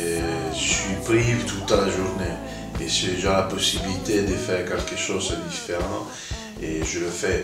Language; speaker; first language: French; non-native, fluent; Italian